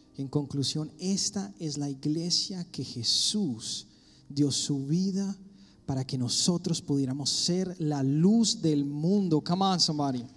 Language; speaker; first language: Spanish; early bilingual, heritage; Spanish